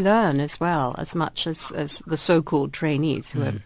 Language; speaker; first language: English; native; English